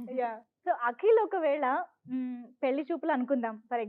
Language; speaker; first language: Telugu; native; Telugu